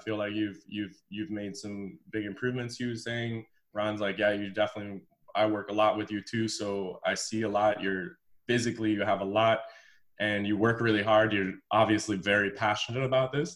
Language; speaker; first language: English; native; English